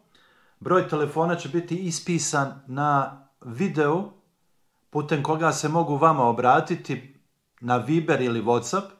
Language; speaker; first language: Croatian; native; Croatian